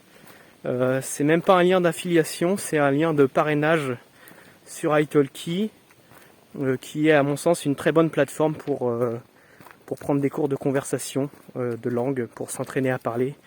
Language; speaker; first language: French; native; French